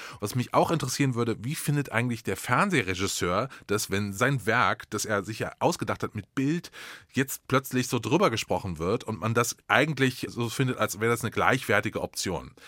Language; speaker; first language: German; native; German